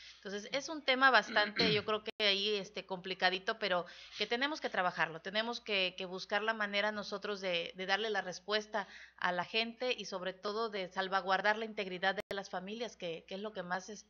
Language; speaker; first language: Spanish; native; Spanish